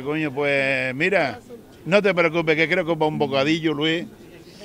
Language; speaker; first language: Spanish; native; Spanish